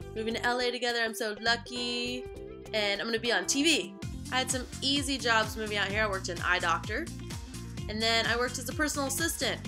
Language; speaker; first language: English; native; English